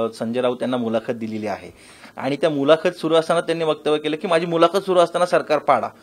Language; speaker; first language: Marathi; native; Marathi